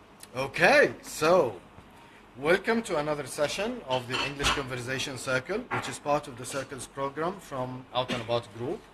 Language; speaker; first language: English; non-native, fluent; Arabic